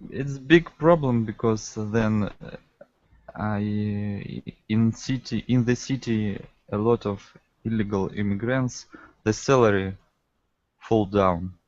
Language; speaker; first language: English; non-native, learner; Russian